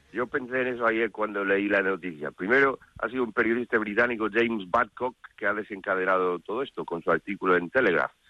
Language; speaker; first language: Spanish; non-native, fluent; English